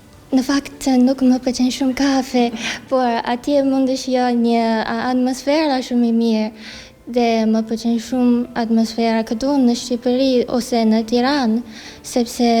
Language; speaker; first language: Albanian; non-native, learner; Chinese